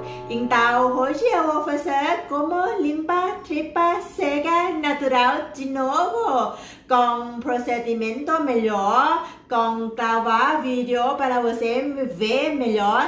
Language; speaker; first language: Portuguese; non-native, learner; Thai